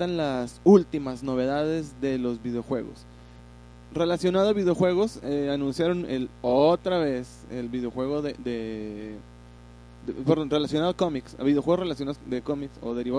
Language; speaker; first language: Spanish; native; Spanish